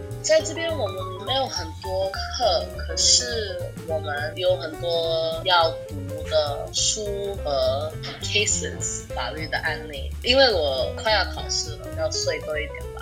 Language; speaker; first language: Chinese; non-native, fluent; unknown